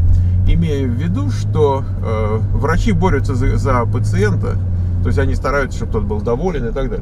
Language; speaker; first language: Russian; native; Russian